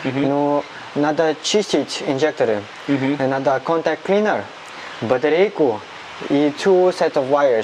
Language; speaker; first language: Russian; non-native, learner; Cantonese